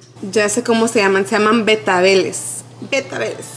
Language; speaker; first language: Spanish; early bilingual, heritage; Spanish